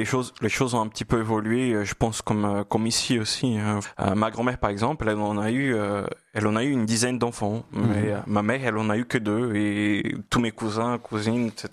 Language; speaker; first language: French; non-native, fluent; Portuguese